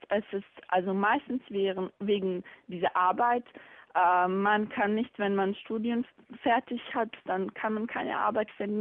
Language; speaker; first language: German; non-native, learner; Bosnian